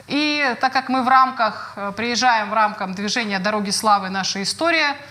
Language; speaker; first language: Russian; native; Russian